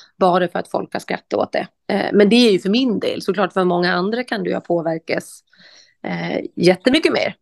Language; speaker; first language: Swedish; native; Swedish